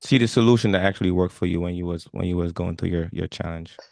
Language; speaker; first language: English; non-native, fluent; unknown